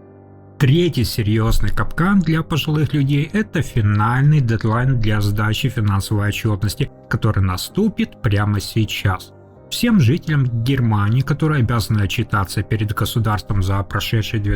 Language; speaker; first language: Russian; native; Russian